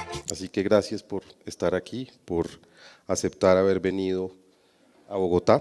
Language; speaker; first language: Spanish; native; Spanish